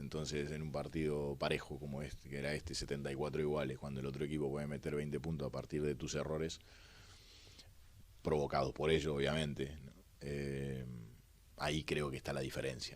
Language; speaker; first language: Spanish; native; Spanish